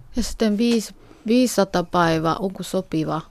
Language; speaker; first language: Finnish; non-native, learner; Korean